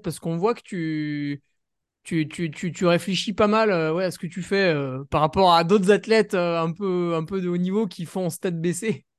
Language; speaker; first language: French; native; French